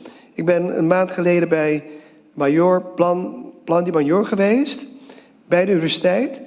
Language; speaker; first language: Dutch; non-native, local second language; Papiamento